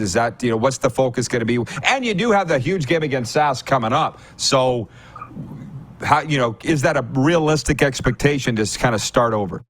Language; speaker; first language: English; native; English